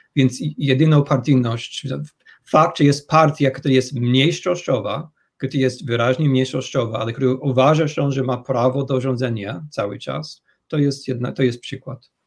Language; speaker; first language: Polish; non-native, fluent; English